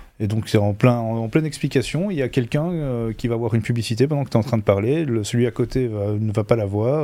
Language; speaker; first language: French; native; French